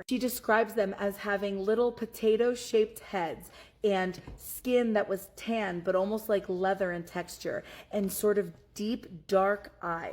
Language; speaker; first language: English; native; English